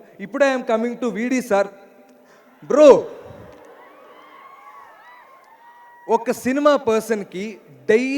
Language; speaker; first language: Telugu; non-native, learner; Malayalam